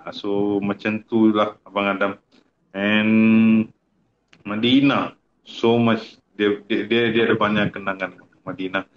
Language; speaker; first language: Malay; non-native, local second language; Tamil